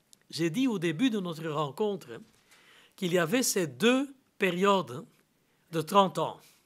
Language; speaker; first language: French; non-native, local second language; Dutch